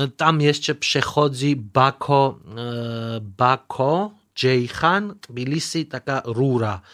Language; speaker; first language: Polish; non-native, learner; Georgian